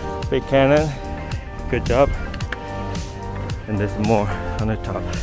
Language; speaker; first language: English; non-native, fluent; Chinese